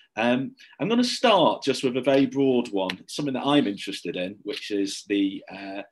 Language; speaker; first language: English; native; English